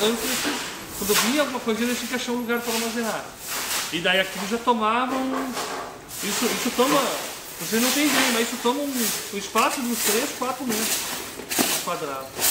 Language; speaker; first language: Portuguese; native; Portuguese